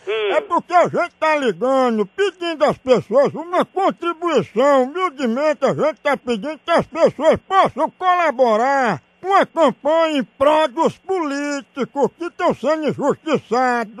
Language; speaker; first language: Portuguese; native; Portuguese